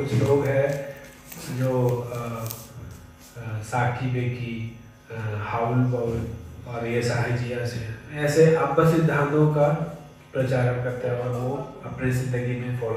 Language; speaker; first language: Hindi; non-native, fluent; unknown